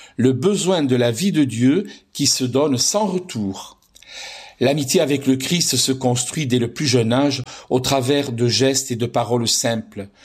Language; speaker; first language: French; native; French